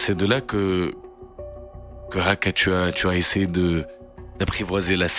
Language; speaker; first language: French; non-native, local second language; Arabic